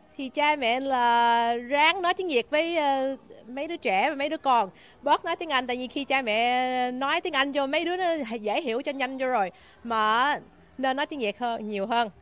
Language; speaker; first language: Vietnamese; early bilingual, heritage; Vietnamese